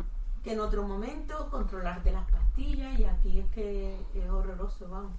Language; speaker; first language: Spanish; native; Spanish